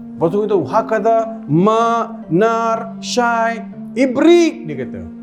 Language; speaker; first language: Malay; non-native, local second language; Tamil